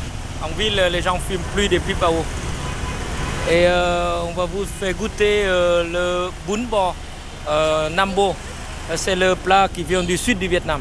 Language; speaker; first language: French; non-native, fluent; Vietnamese